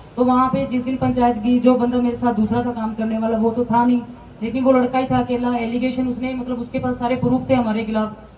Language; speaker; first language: Hindi; non-native, local second language; Punjabi